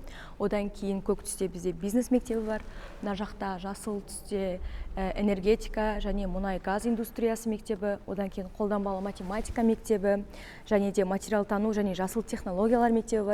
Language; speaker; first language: Kazakh; native; Kazakh